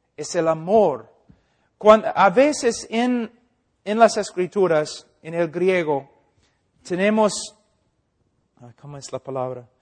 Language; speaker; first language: Spanish; non-native, fluent; English